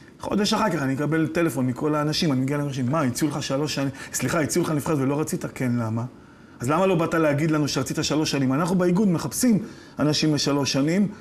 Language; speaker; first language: Hebrew; native; Hebrew